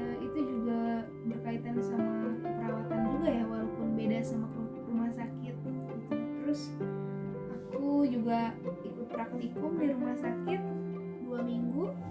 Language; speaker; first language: Indonesian; native; Indonesian